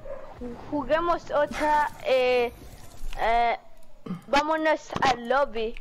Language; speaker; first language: Spanish; native; Spanish